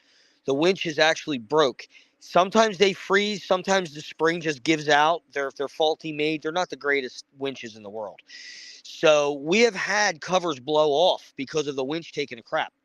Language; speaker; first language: English; native; English